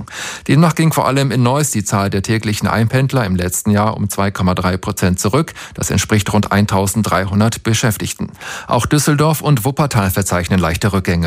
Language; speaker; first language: German; native; German